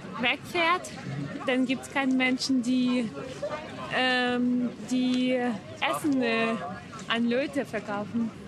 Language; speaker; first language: German; non-native, fluent; Ukrainian